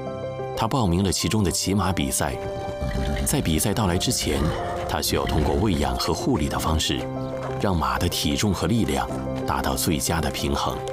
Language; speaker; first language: Chinese; native; Chinese